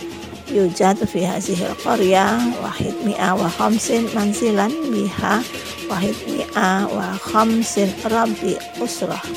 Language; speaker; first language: Arabic; non-native, fluent; Indonesian